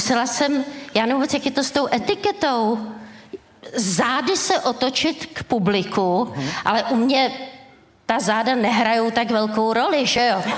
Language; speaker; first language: Czech; native; Czech